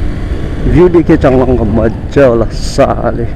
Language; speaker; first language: Hindi; non-native, local second language; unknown